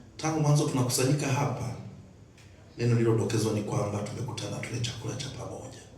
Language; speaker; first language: Swahili; native; Swahili